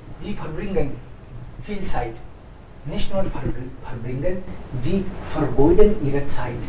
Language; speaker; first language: German; non-native, fluent; Hindi